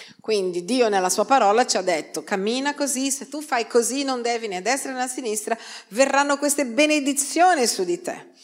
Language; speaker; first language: Italian; non-native, fluent; Portuguese